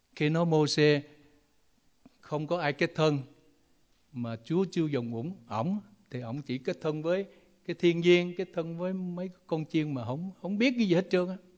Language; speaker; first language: Vietnamese; non-native, local second language; Chinese